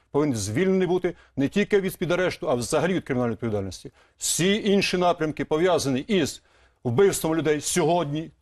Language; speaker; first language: Ukrainian; native; Ukrainian